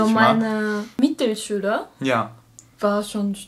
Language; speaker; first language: German; non-native, learner; Japanese